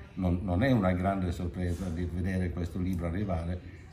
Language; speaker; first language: Italian; non-native, fluent; Swedish